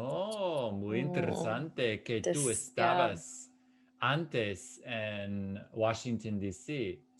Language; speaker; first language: Spanish; non-native, fluent; English